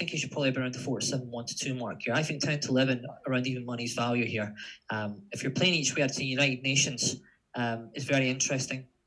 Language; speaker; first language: English; native; English